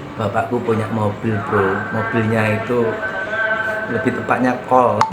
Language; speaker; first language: Indonesian; non-native, local second language; Javanese